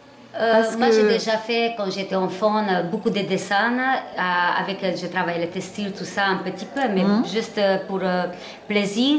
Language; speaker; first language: French; non-native, learner; Hungarian